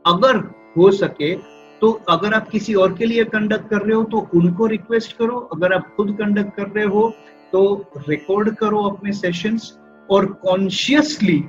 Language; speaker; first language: Hindi; non-native, local second language; Gujarati